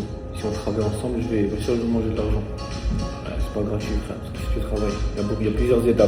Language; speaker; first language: French; non-native, local second language; Arabic